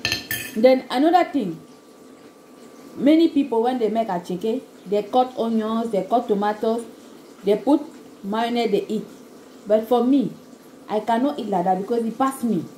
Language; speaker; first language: English; non-native, learner; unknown